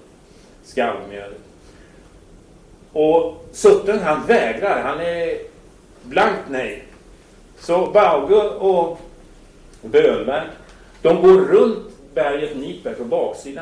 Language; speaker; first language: Swedish; native; Swedish